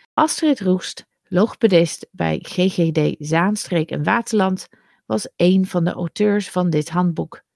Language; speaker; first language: Dutch; non-native, fluent; English